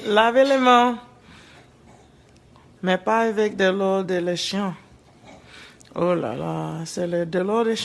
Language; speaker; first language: French; non-native, learner; English